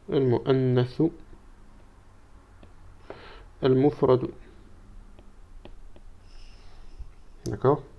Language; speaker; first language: Arabic; non-native, fluent; French